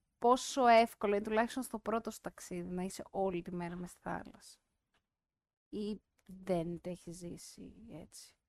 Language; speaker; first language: Greek; native; Greek